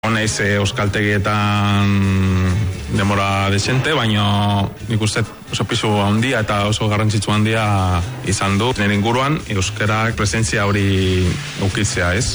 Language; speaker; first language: Basque; non-native, fluent; Spanish